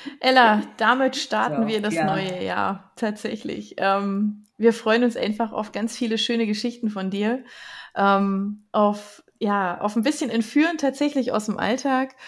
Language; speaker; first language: German; native; German